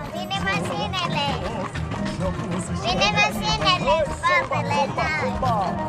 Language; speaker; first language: Romanian; early bilingual, heritage; Romanian